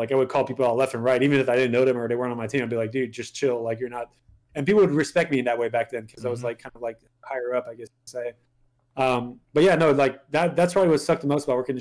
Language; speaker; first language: English; non-native, fluent; French